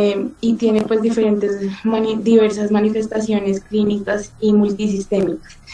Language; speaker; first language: Spanish; native; Spanish